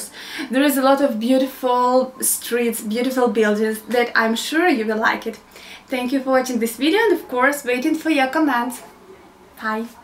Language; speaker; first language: English; non-native, learner; Ukrainian